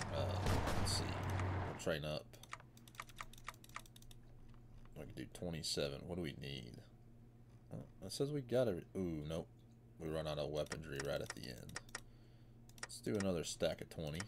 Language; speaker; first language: English; native; English